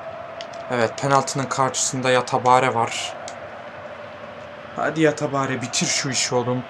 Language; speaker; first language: Turkish; native; Turkish